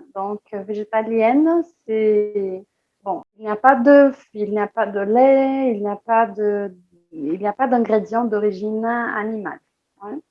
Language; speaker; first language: French; non-native, fluent; Portuguese